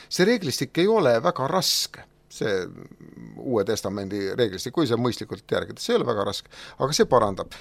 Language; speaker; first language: Estonian; native; Estonian